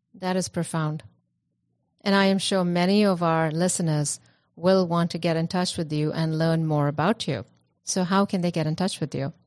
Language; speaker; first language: English; non-native, local second language; Punjabi